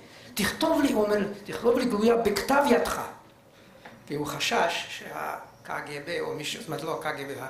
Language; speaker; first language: Hebrew; non-native, fluent; Hungarian